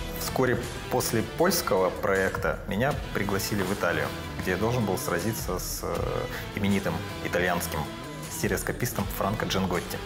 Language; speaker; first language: Russian; native; Russian